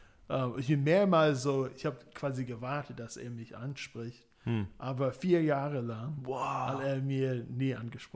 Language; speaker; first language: German; non-native, fluent; English